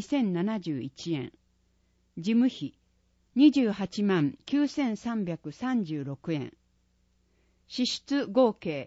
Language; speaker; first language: Japanese; native; Japanese